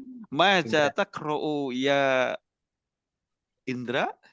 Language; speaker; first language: Arabic; non-native, learner; Indonesian